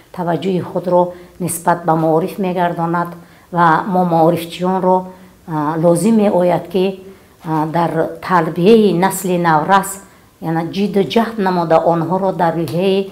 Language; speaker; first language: Tajik; native; Tajik